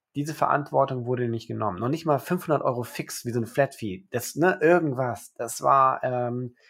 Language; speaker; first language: German; native; German